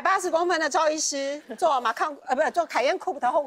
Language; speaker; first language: Chinese; native; Chinese